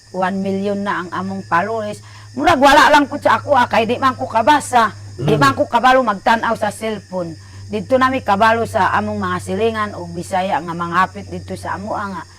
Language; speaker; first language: Cebuano; non-native, local second language; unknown